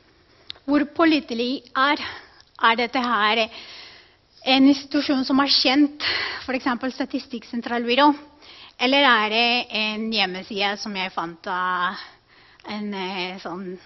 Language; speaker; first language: Norwegian; non-native, fluent; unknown